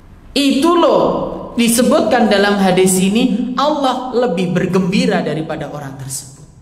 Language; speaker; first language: Indonesian; non-native, local second language; Javanese